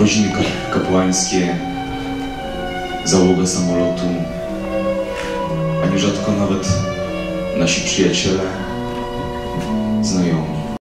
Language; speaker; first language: Polish; native; Polish